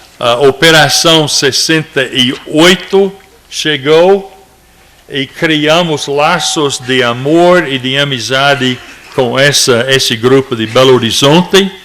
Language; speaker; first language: Portuguese; non-native, fluent; English